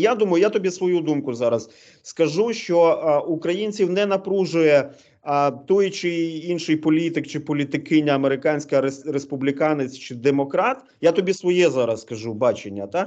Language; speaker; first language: Ukrainian; native; Ukrainian